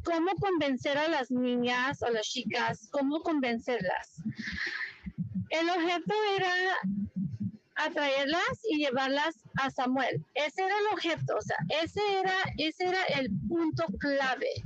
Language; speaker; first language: Spanish; early bilingual, heritage; Spanish